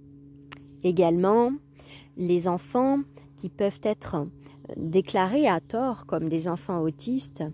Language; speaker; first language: French; native; French